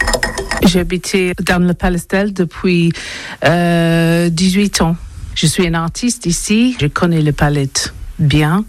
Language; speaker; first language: French; non-native, learner; English